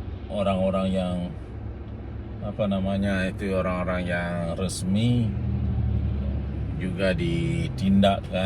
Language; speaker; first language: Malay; non-native, local second language; Balinese